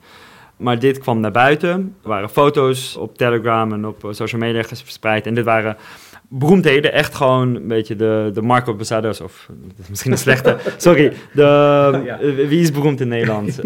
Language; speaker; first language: Dutch; non-native, fluent; Russian